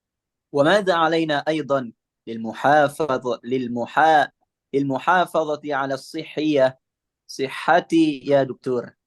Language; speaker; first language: Arabic; non-native, learner; Indonesian